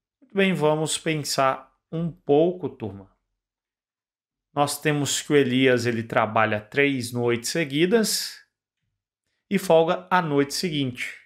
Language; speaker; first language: Portuguese; native; Portuguese